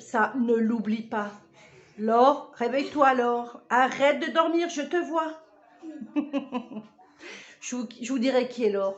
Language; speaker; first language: French; native; French